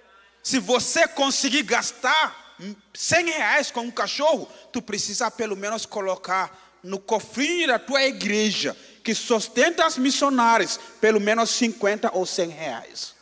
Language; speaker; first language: Portuguese; non-native, fluent; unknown